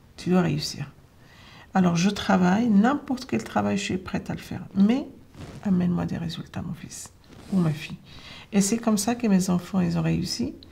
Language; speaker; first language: French; non-native, fluent; Arabic